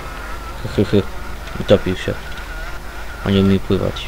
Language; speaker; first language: Polish; native; Polish